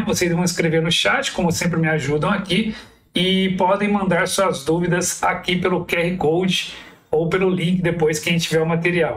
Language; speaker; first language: Portuguese; native; Portuguese